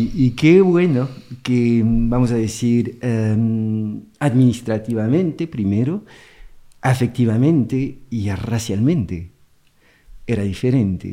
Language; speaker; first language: Spanish; non-native, fluent; French